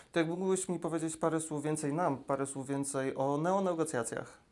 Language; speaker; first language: Polish; native; Polish